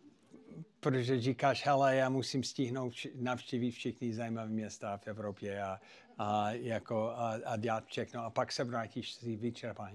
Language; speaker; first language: Czech; non-native, fluent; English